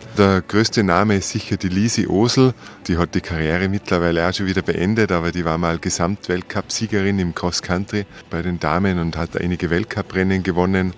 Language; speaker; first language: German; native; German